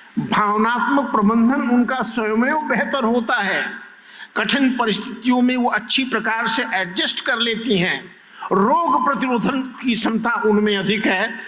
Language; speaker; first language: Hindi; native; Hindi